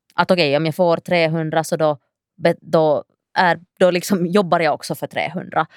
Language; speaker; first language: Swedish; native; Swedish